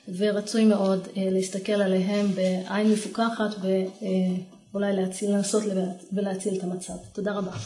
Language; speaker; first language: Hebrew; non-native, local second language; Arabic